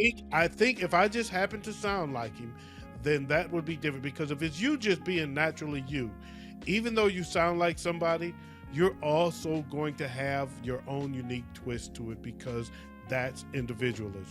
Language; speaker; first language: English; native; English